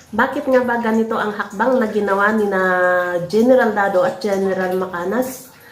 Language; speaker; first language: Filipino; native; Filipino